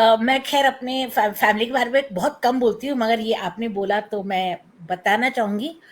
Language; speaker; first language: Hindi; non-native, local second language; Tamil